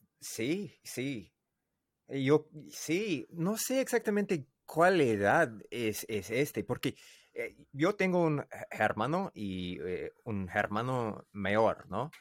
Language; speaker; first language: Spanish; non-native, learner; English